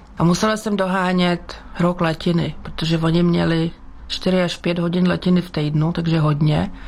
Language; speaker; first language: Czech; native; Czech